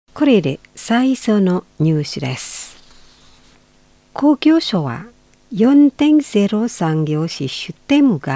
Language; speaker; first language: Japanese; non-native, fluent; Indonesian